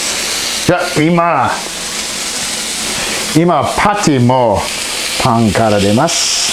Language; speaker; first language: Japanese; non-native, learner; English